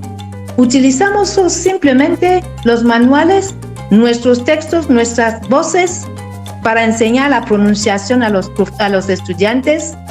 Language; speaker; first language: Spanish; non-native, fluent; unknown